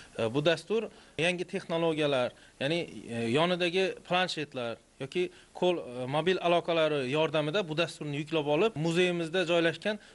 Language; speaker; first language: Uzbek; native; Uzbek